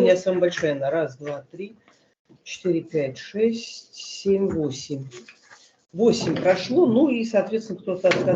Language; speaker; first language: Russian; native; Russian